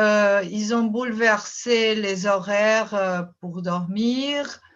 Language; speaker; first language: French; non-native, fluent; Portuguese